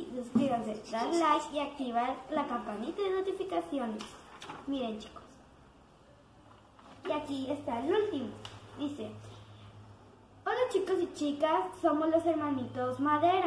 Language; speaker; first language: Spanish; native; Spanish